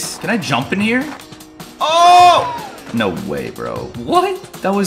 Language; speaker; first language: English; native; English